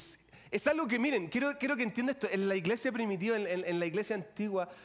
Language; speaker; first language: Spanish; native; Spanish